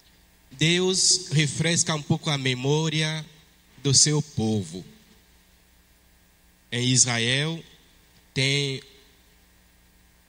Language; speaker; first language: Portuguese; non-native, fluent; French